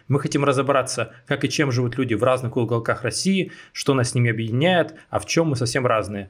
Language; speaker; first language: Russian; native; Russian